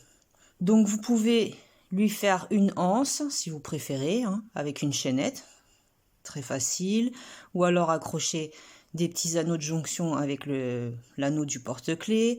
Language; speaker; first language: French; native; French